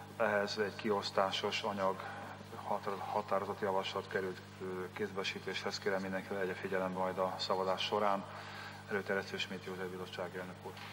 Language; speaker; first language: Hungarian; native; Hungarian